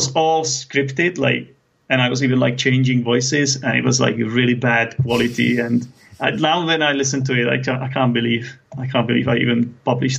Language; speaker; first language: English; non-native, fluent; Czech